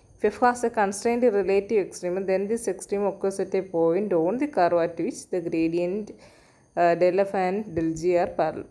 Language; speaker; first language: English; non-native, local second language; Malayalam